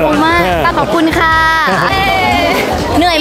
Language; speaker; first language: Thai; native; Thai